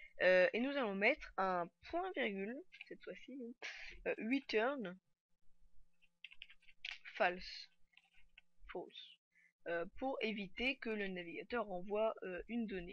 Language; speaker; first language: French; native; French